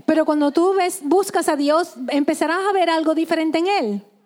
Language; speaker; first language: Spanish; native; Spanish